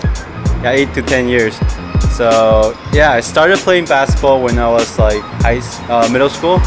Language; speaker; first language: English; early bilingual, other home language; Chinese